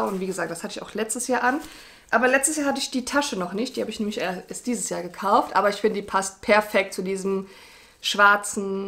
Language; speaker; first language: German; native; German